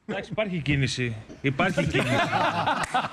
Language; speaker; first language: Greek; native; Greek